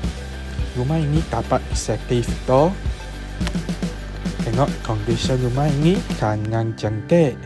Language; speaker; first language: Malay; non-native, local second language; Chinese